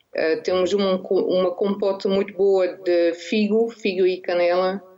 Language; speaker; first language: Portuguese; non-native, fluent; Dutch